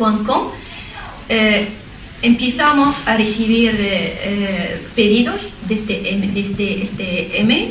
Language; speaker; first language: Spanish; non-native, learner; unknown